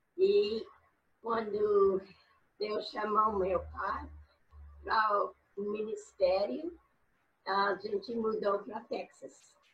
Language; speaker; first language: Portuguese; non-native, fluent; English